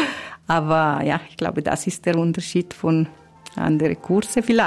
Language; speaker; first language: German; non-native, fluent; Italian